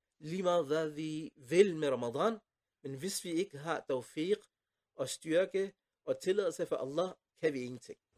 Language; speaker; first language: Danish; non-native, fluent; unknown